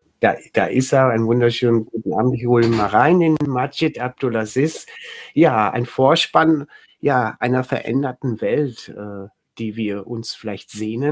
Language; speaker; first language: German; native; German